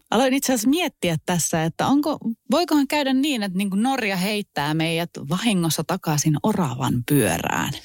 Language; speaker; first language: Finnish; native; Finnish